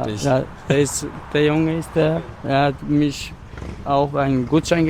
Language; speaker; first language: German; non-native, learner; Albanian